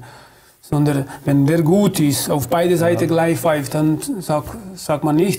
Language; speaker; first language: German; non-native, fluent; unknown